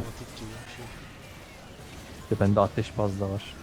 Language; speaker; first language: Turkish; native; Turkish